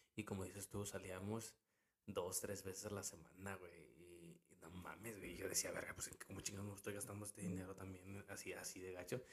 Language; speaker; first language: Spanish; early bilingual, heritage; Spanish